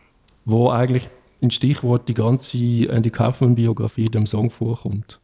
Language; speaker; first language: German; native; German